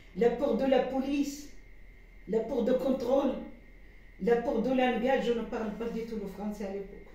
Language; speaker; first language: French; non-native, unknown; Arabic